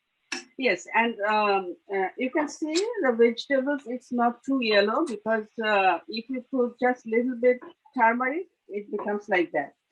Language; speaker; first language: English; non-native, fluent; Bangla